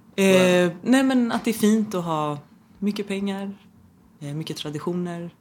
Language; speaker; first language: Swedish; early bilingual, other home language; Persian